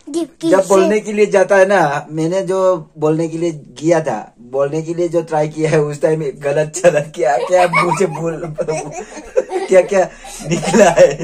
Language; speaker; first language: Hindi; non-native, local second language; Manipuri